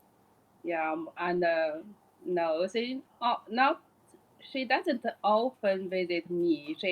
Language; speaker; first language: English; non-native, learner; Chinese